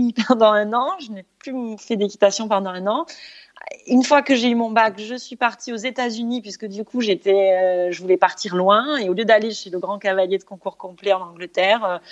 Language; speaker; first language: French; native; French